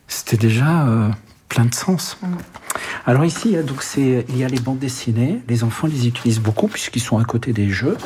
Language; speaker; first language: French; native; French